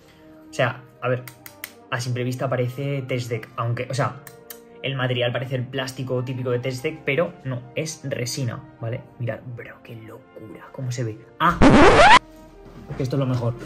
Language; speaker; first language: Spanish; native; Spanish